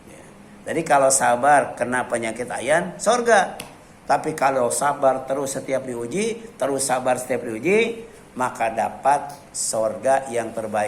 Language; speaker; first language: Indonesian; native; Indonesian